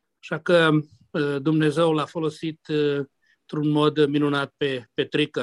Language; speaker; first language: Romanian; non-native, local second language; Hungarian